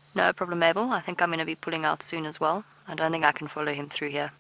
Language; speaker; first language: English; native; English